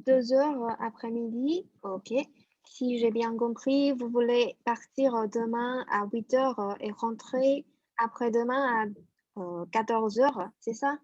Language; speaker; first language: French; non-native, fluent; Chinese